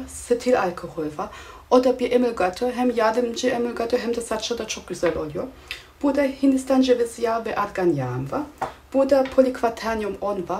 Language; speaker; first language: Turkish; non-native, fluent; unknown